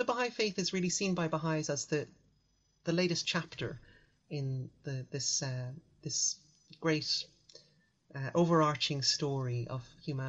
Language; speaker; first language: English; native; English